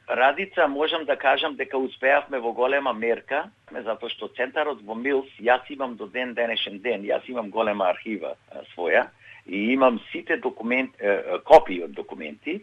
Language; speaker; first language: Macedonian; native; Macedonian